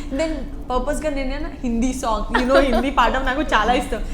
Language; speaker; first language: Telugu; non-native, learner; Gujarati